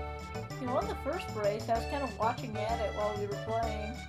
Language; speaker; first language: English; native; English